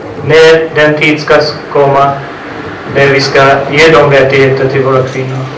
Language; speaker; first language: Swedish; non-native, fluent; Urdu